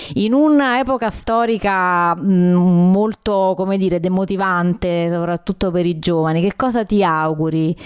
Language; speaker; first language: Italian; native; Italian